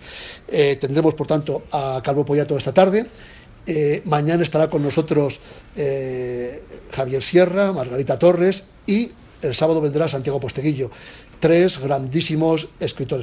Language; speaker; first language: Spanish; native; Spanish